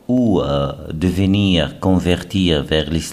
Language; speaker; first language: French; non-native, fluent; Arabic